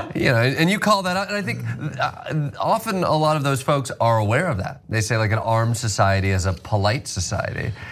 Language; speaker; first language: English; native; English